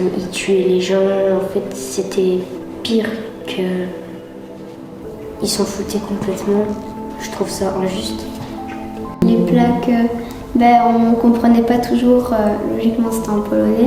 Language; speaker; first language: French; native; French